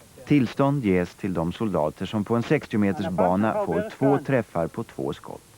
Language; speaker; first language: Swedish; native; Swedish